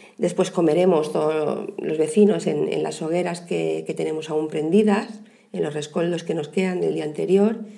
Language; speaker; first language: Spanish; native; Spanish